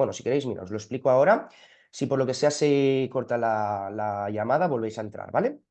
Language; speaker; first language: Spanish; native; Spanish